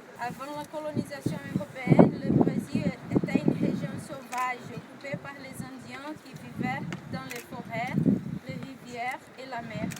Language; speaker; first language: French; non-native, learner; Portuguese